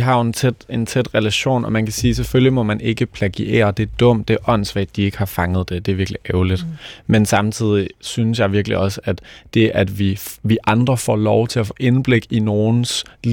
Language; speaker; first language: Danish; native; Danish